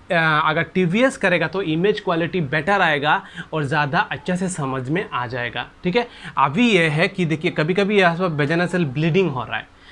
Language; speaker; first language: Hindi; non-native, local second language; Bangla